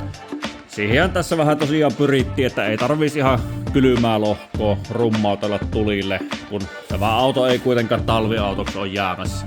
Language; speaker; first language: Finnish; native; Finnish